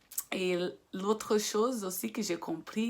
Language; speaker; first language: French; non-native, fluent; Portuguese